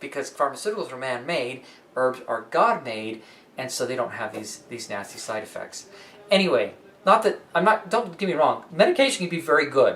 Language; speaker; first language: English; native; English